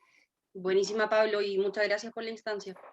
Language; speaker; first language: Spanish; native; Spanish